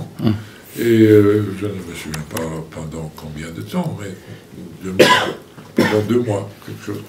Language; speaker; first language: French; non-native, fluent; Swedish